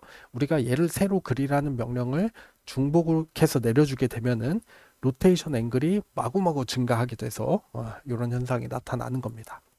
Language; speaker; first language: Korean; native; Korean